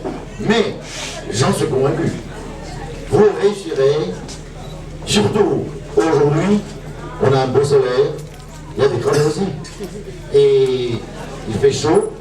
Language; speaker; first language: French; non-native, fluent; Chinese